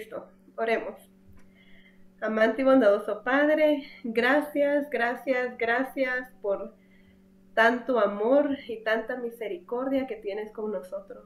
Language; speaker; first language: Spanish; native; Spanish